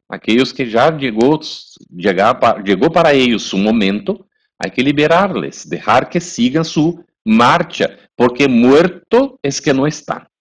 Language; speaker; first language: Spanish; non-native, fluent; Portuguese